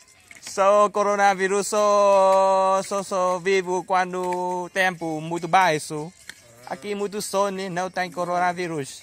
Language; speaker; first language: Portuguese; non-native, learner; Vietnamese